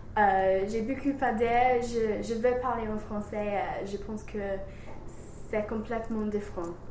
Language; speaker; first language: French; non-native, learner; English